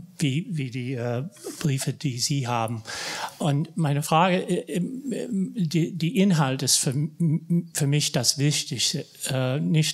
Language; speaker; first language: German; non-native, fluent; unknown